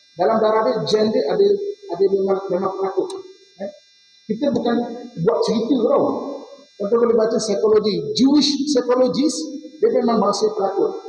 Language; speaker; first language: Malay; native; Malay